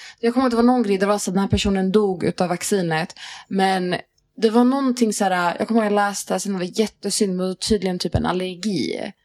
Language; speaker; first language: Swedish; native; Swedish